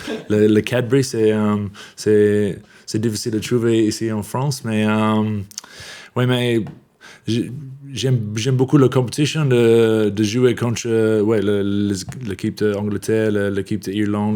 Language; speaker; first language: French; non-native, learner; English